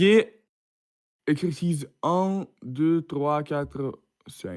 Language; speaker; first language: French; non-native, learner; Russian